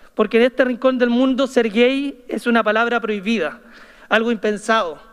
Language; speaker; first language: Spanish; native; Spanish